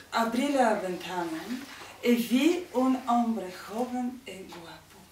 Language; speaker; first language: Spanish; non-native, learner; Bulgarian